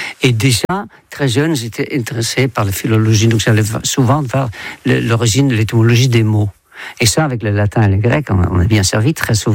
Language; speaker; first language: French; non-native, fluent; Dutch